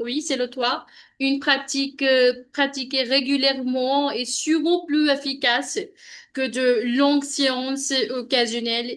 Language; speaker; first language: French; non-native, learner; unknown